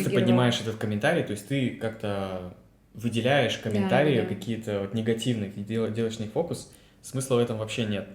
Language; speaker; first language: Russian; native; Russian